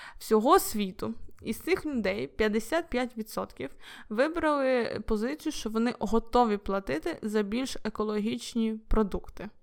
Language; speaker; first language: Ukrainian; non-native, local second language; Russian